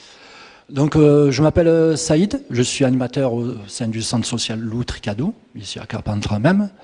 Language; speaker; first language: French; native; French